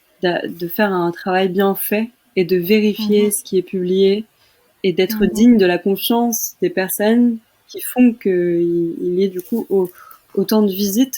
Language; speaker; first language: French; native; French